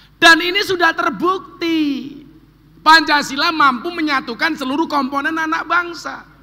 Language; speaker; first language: Indonesian; native; Indonesian